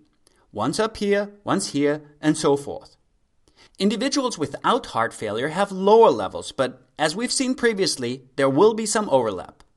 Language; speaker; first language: English; native; English